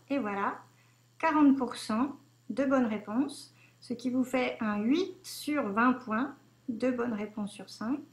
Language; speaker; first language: French; native; French